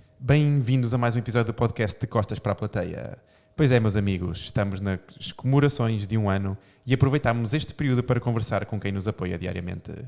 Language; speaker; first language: Portuguese; native; Portuguese